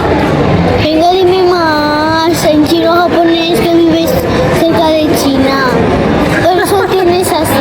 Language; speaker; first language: Spanish; early bilingual, other home language; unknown